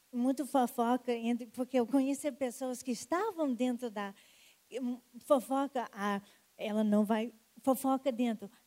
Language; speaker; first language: Portuguese; non-native, fluent; English